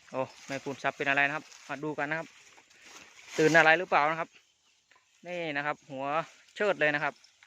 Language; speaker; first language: Thai; non-native, local second language; Khmer